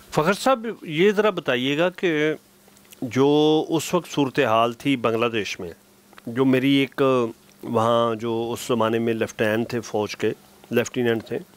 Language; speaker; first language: Urdu; non-native, local second language; Punjabi